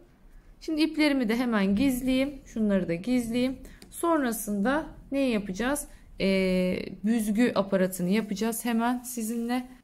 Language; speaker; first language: Turkish; native; Turkish